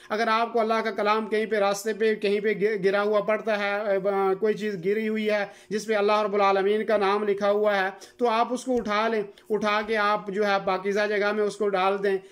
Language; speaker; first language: Urdu; non-native, local second language; Gujari